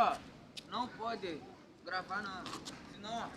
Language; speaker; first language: Portuguese; native; Portuguese